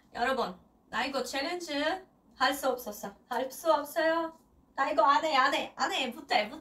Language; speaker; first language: Korean; non-native, learner; Russian